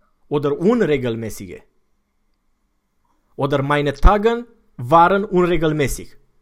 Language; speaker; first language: German; non-native, fluent; Romanian